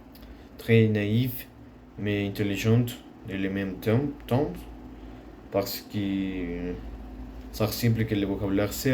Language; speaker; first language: French; non-native, learner; Spanish